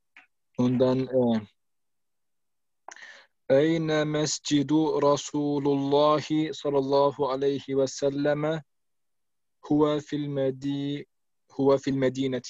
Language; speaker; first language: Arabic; non-native, learner; German